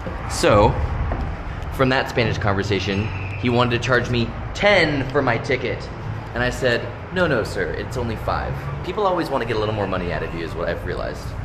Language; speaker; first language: English; native; English